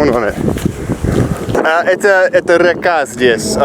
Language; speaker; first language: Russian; non-native, learner; English